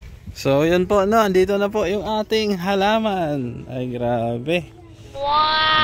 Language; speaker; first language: Filipino; non-native, local second language; Hiligaynon